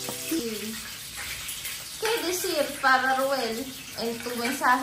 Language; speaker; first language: Spanish; non-native, learner; Filipino